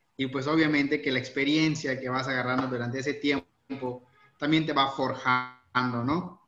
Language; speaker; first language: Spanish; native; Spanish